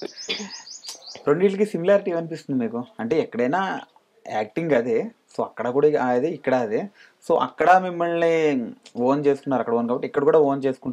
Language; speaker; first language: Telugu; native; Telugu